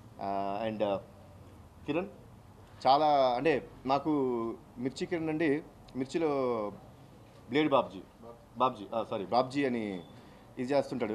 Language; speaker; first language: Telugu; native; Telugu